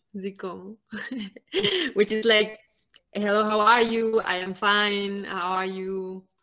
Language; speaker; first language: English; non-native, fluent; Spanish